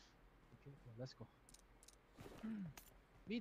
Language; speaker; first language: English; non-native, learner; Korean